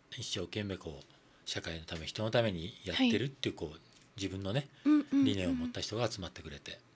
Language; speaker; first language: Japanese; native; Japanese